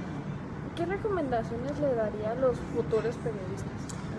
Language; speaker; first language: Spanish; native; Spanish